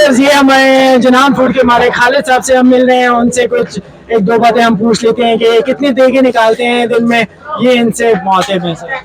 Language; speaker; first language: Urdu; non-native, local second language; Pashto